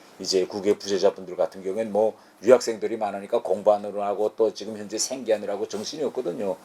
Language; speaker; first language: Korean; native; Korean